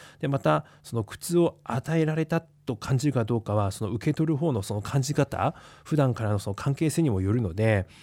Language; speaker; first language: Japanese; native; Japanese